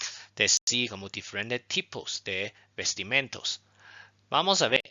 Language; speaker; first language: Spanish; non-native, fluent; Chinese